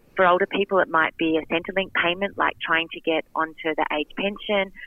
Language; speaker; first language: English; native; English